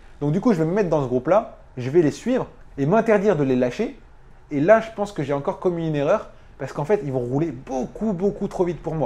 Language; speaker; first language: French; native; French